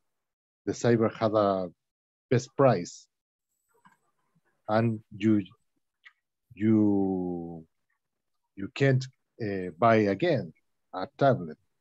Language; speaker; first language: English; non-native, learner; Spanish